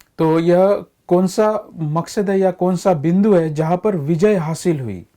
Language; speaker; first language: Hindi; non-native, local second language; Marathi